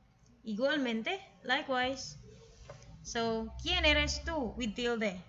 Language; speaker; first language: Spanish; non-native, fluent; Filipino